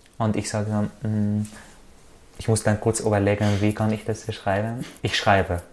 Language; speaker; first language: German; non-native, fluent; Arabic